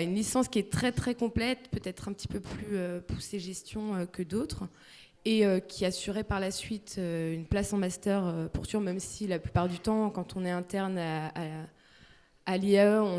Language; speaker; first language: French; native; French